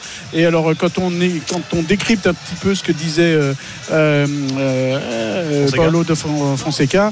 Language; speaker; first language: French; native; French